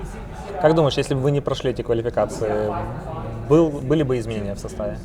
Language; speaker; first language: Russian; native; Russian